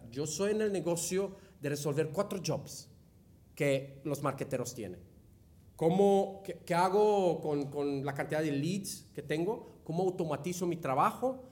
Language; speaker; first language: Spanish; non-native, fluent; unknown